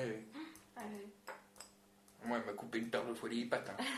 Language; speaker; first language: French; native; French